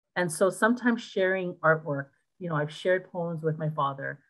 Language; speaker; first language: English; native; English